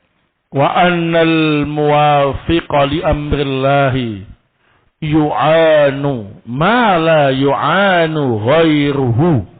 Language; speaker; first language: Arabic; non-native, fluent; Indonesian